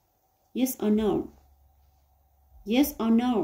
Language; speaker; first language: English; non-native, learner; Vietnamese